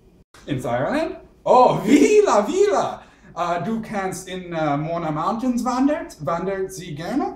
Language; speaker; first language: German; non-native, learner; English